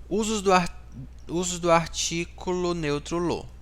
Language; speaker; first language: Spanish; non-native, fluent; Portuguese